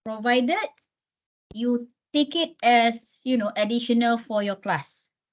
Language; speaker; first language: English; non-native, local second language; Malay